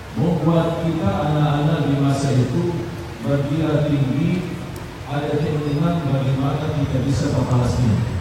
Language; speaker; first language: Indonesian; non-native, fluent; Arabic